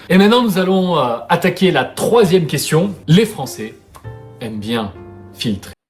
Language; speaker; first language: French; native; French